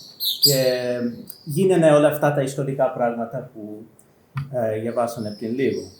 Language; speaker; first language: Greek; non-native, learner; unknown